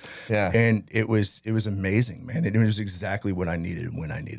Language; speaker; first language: English; native; English